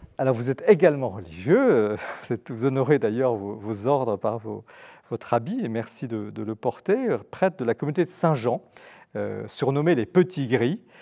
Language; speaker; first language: French; native; French